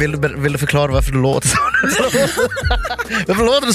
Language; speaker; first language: Swedish; native; Swedish